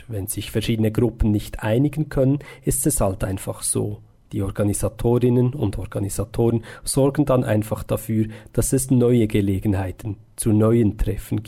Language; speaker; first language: German; native; German